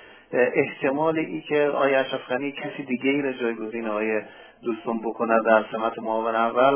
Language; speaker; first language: Persian; native; Persian